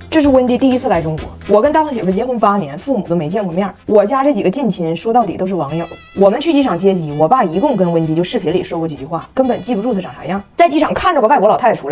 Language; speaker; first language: Chinese; native; Chinese